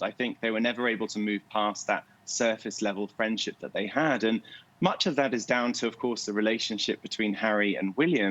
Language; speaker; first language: English; native; English